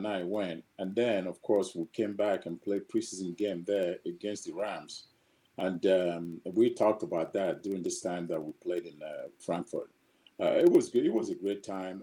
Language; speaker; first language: English; non-native, local second language; Igbo